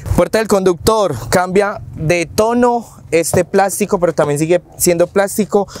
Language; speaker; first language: Spanish; native; Spanish